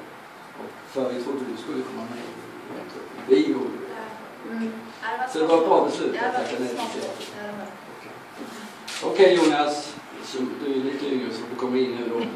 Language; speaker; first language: Swedish; native; Swedish